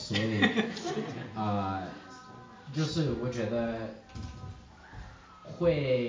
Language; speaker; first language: Chinese; early bilingual, heritage; English